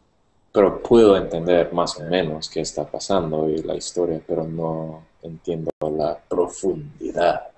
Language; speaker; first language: Spanish; non-native, learner; English